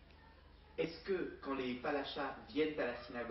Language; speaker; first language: French; native; French